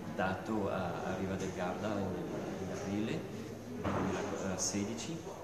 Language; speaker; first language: Italian; non-native, fluent; French